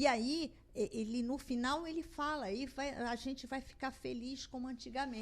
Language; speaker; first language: Portuguese; native; Portuguese